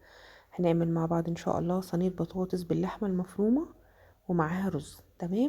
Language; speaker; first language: Arabic; native; Arabic